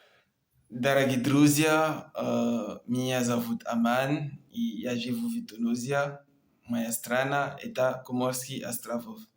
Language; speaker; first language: Russian; non-native, learner; French